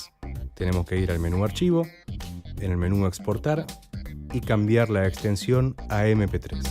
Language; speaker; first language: Spanish; native; Spanish